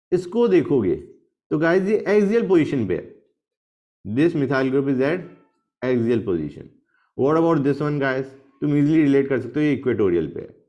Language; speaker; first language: Hindi; native; Hindi